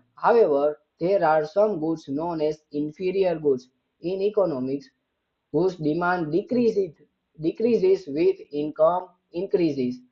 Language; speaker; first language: English; non-native, local second language; Gujarati